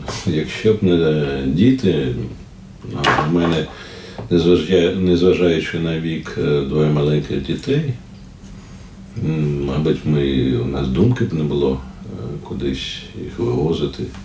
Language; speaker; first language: Ukrainian; non-native, fluent; Russian